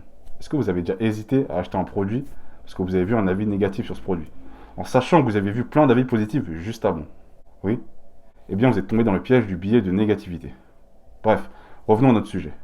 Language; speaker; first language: French; native; French